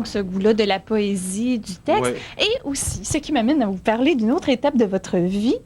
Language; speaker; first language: French; native; French